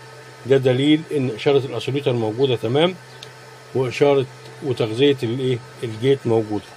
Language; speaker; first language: Arabic; native; Arabic